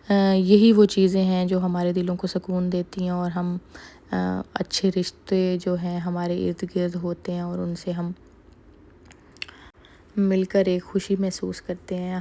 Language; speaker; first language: Urdu; native; Urdu